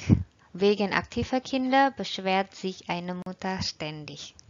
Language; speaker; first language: German; non-native, fluent; Indonesian